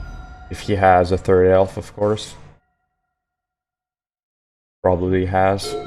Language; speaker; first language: English; non-native, fluent; French